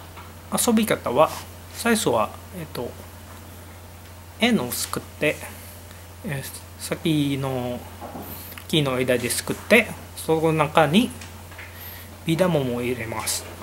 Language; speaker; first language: Japanese; non-native, learner; Indonesian